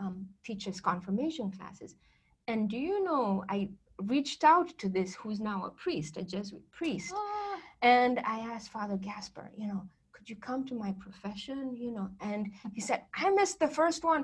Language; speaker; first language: English; non-native, local second language; Kikuyu